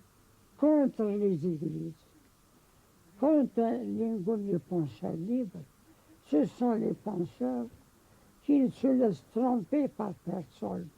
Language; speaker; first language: French; non-native, local second language; Arabic